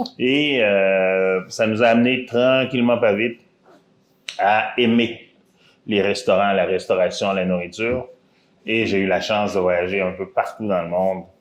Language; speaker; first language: French; early bilingual, other home language; Haitian Creole